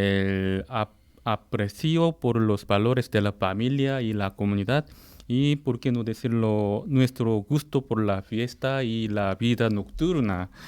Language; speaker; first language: Spanish; non-native, fluent; Korean